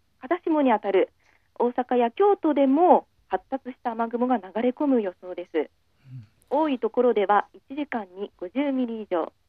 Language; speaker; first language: Japanese; native; Japanese